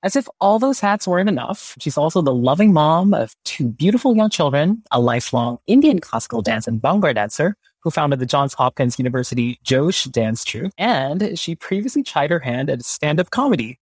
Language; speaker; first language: English; non-native, local second language; Filipino